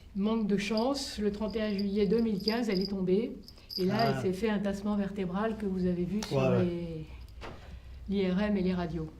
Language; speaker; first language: French; native; French